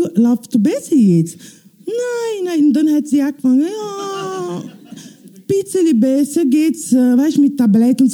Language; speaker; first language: German; non-native, learner; Italian